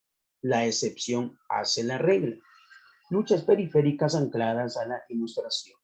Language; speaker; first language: Spanish; native; Spanish